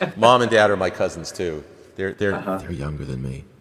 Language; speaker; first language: English; native; English